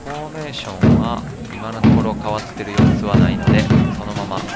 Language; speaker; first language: Japanese; native; Japanese